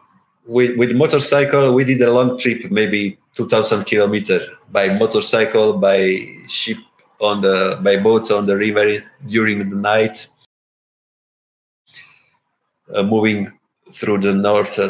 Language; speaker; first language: English; non-native, learner; Italian